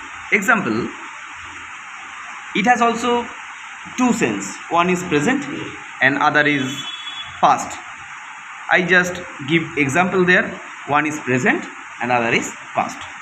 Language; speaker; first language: English; non-native, local second language; Bangla